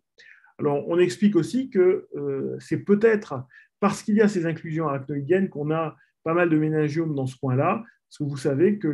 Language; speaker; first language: French; native; French